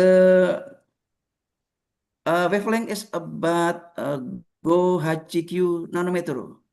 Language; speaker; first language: English; non-native, learner; Indonesian